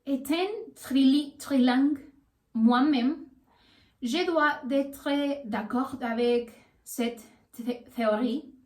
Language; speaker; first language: French; non-native, learner; Spanish